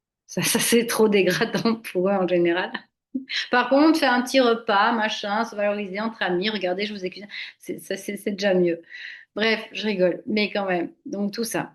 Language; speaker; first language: French; native; French